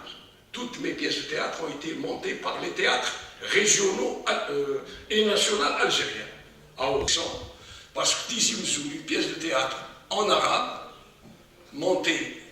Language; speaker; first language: French; non-native, local second language; Arabic